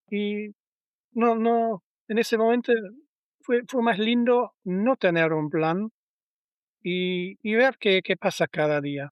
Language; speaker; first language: Spanish; non-native, learner; German